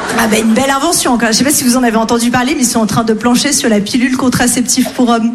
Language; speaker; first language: French; native; French